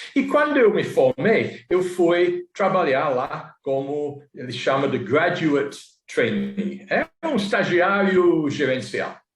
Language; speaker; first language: Portuguese; non-native, fluent; English